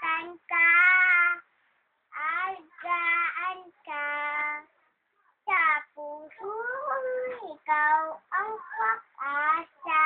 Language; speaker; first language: Filipino; native; Filipino